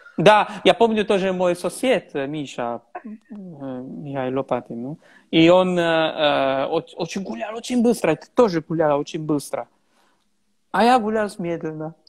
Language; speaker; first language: Russian; non-native, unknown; Italian